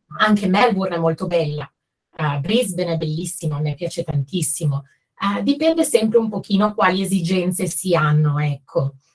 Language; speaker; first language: Italian; native; Italian